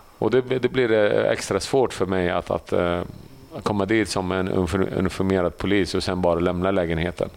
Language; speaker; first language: Swedish; early bilingual, other home language; Assyrian Neo-Aramaic